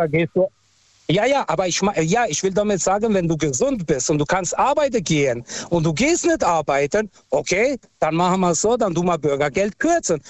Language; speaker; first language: German; non-native, local second language; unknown